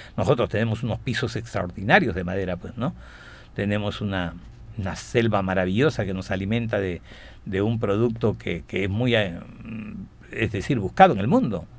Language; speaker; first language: Spanish; native; Spanish